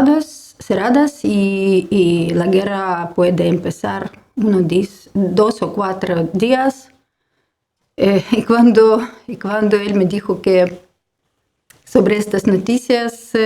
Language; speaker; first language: Spanish; non-native, learner; Ukrainian